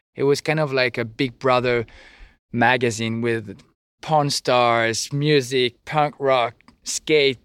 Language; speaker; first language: English; non-native, fluent; French